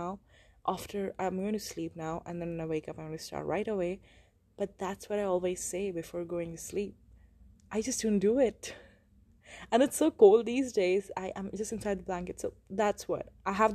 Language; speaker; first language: English; non-native, local second language; Hindi